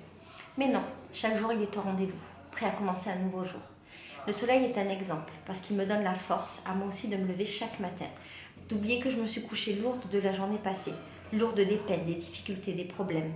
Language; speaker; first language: French; native; French